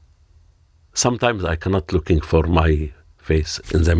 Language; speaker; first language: English; non-native, learner; Arabic